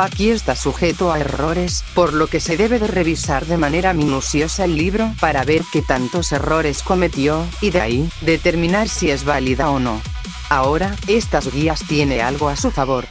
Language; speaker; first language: Spanish; native; Spanish